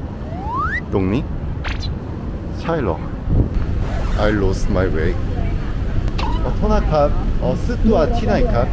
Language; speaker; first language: Thai; non-native, learner; Korean